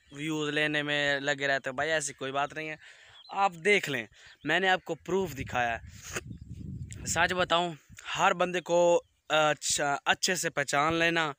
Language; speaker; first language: Urdu; non-native, local second language; Punjabi